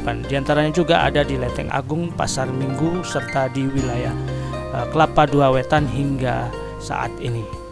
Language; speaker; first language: Indonesian; native; Indonesian